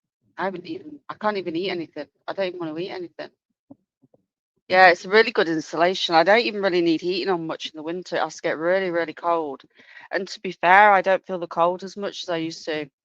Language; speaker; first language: English; native; English